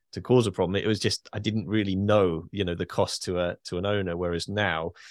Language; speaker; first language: English; native; English